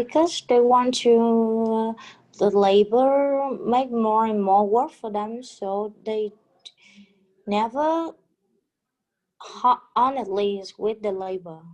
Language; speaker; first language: English; non-native, learner; Vietnamese